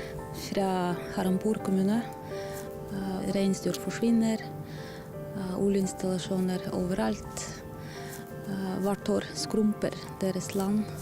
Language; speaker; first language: Norwegian; non-native, fluent; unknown